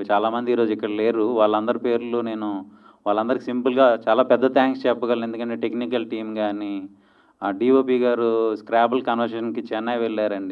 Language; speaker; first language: Telugu; native; Telugu